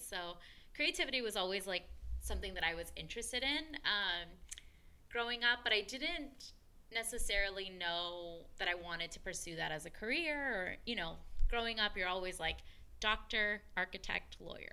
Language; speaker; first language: English; early bilingual, other home language; Spanish